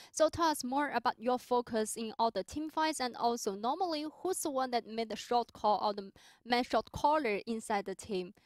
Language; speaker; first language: English; non-native, fluent; Chinese